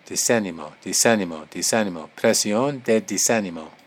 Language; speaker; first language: Spanish; non-native, learner; English